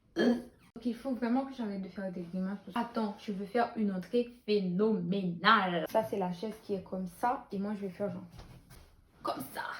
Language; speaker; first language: French; non-native, local second language; Haitian Creole